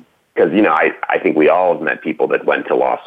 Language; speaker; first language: English; native; English